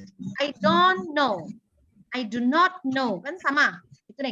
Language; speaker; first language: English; non-native, learner; Indonesian